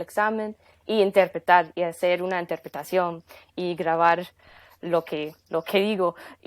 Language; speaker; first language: Spanish; non-native, fluent; English